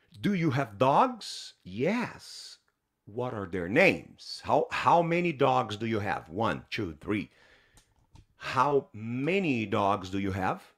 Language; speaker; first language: English; non-native, fluent; Portuguese